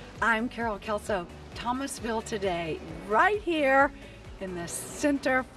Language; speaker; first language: English; native; English